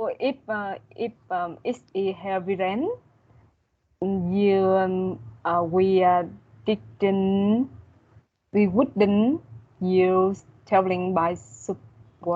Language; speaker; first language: English; non-native, learner; Vietnamese